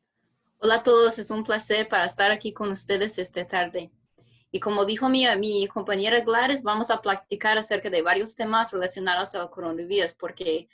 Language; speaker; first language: Spanish; non-native, fluent; English